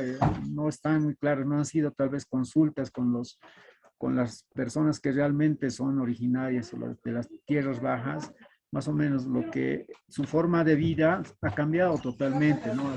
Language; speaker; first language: Spanish; native; Spanish